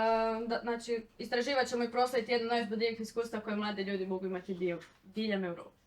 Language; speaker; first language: Croatian; native; Croatian